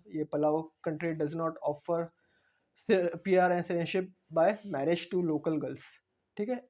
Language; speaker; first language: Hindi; non-native, local second language; Marathi